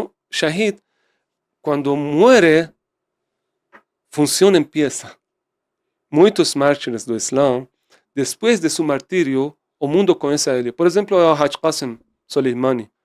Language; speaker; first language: Portuguese; non-native, fluent; Persian